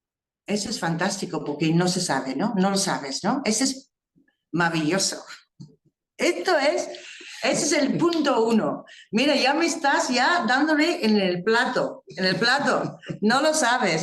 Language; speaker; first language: Spanish; non-native, fluent; English